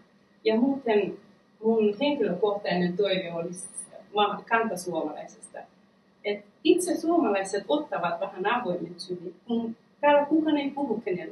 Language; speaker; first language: Finnish; non-native, fluent; Persian